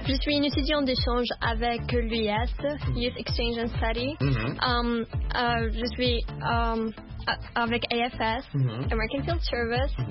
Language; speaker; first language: French; non-native, local second language; Arabic